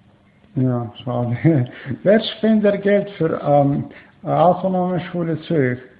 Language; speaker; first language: German; non-native, learner; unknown